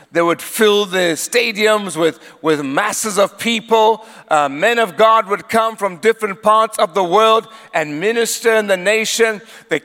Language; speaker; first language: English; non-native, local second language; Swati